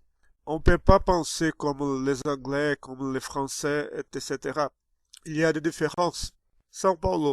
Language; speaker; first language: French; non-native, fluent; Portuguese